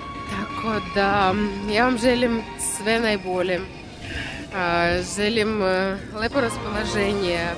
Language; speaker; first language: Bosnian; non-native, learner; Russian